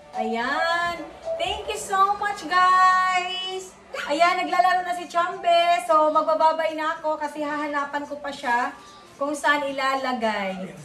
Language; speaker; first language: Filipino; non-native, local second language; Cebuano